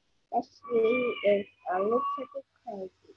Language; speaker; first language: English; non-native, learner; Vietnamese